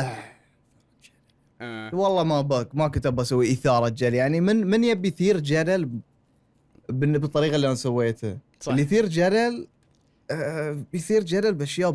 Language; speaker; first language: Arabic; native; Arabic